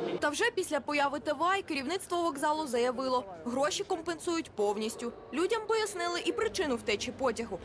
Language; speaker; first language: Ukrainian; native; Ukrainian